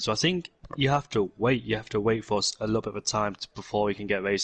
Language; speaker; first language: English; native; English